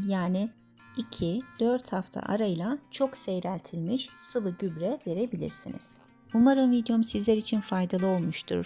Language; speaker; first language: Turkish; native; Turkish